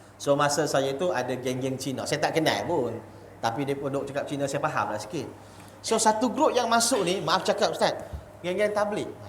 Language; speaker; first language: Malay; non-native, local second language; Chinese